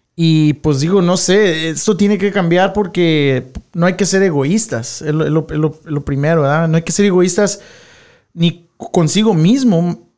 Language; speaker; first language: Spanish; early bilingual, heritage; Spanish